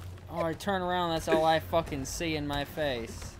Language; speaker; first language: English; native; English